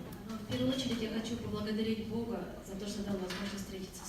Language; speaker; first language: Russian; native; Russian